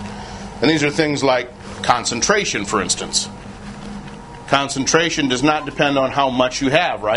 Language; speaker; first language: English; native; English